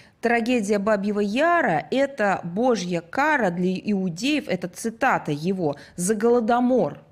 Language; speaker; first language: Russian; native; Russian